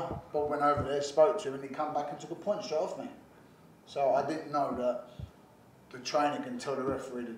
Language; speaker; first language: English; native; English